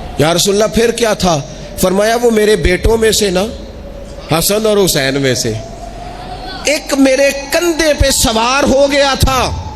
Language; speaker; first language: Urdu; non-native, local second language; Punjabi